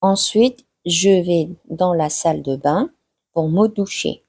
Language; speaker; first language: French; non-native, fluent; Mongolian